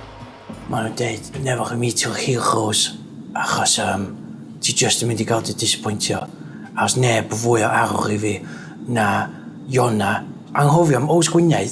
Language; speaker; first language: Welsh; native; Welsh